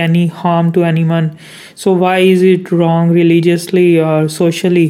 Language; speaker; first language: English; non-native, local second language; Urdu